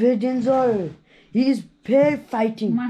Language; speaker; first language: English; non-native, learner; Nepali